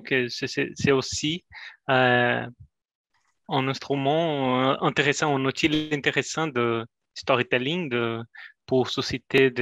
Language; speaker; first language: French; non-native, fluent; Spanish